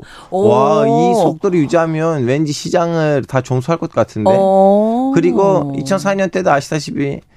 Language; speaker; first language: Korean; non-native, fluent; Turkish